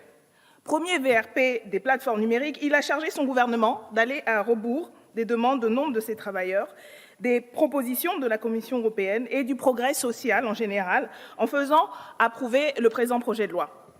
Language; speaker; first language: French; native; French